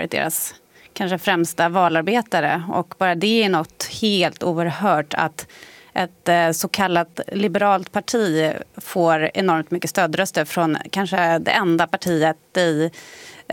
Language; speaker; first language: Swedish; native; Swedish